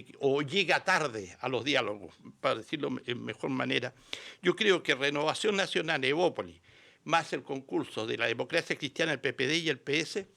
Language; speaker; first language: Spanish; native; Spanish